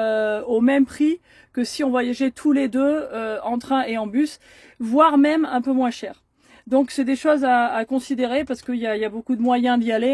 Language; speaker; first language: French; native; French